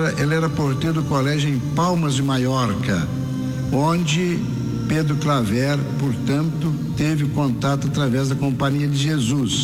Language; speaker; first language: Portuguese; native; Portuguese